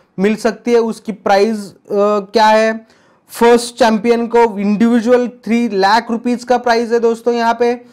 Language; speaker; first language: Hindi; non-native, local second language; Marathi